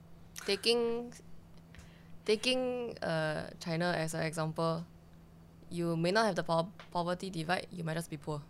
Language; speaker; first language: English; early bilingual, other home language; Chinese